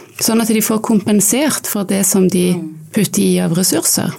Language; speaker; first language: Norwegian; native; Norwegian